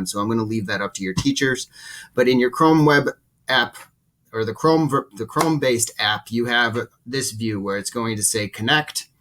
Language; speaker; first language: English; native; English